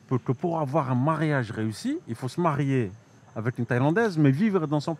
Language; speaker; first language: French; native; French